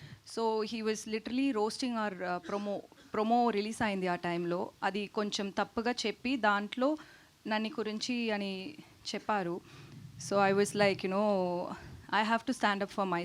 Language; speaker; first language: Telugu; non-native, learner; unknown